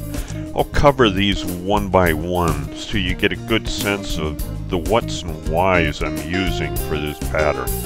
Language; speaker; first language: English; native; English